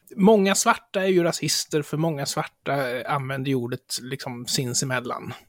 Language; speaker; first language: Swedish; native; Swedish